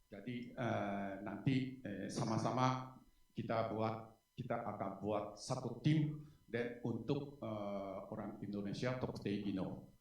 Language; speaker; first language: Indonesian; non-native, learner; Japanese